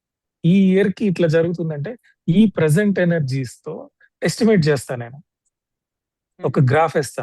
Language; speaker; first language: Telugu; native; Telugu